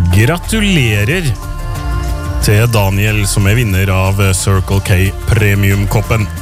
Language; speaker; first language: Norwegian; native; Norwegian